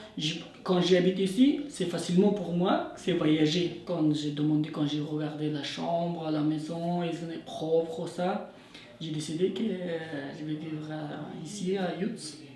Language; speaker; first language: French; non-native, learner; Persian